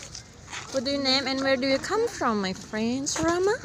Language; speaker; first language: English; non-native, learner; Indonesian